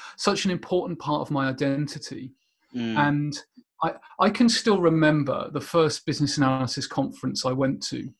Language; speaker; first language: English; native; English